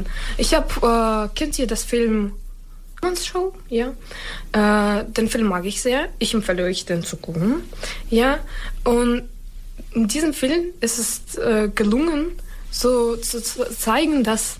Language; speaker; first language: German; non-native, learner; Ukrainian